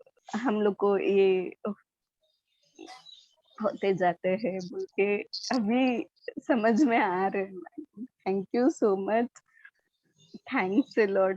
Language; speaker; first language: Hindi; non-native, local second language; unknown